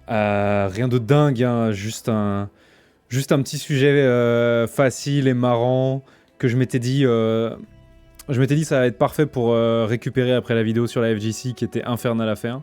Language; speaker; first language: French; native; French